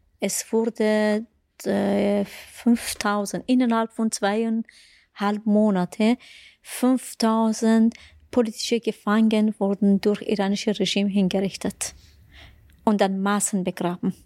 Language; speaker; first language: German; non-native, fluent; Persian